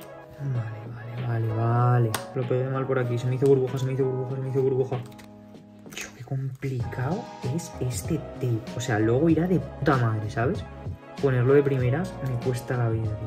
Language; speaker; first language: Spanish; native; Spanish